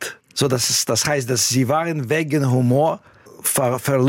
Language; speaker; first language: German; non-native, fluent; Russian